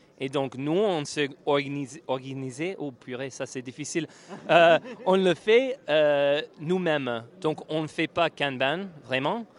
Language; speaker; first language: French; non-native, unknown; English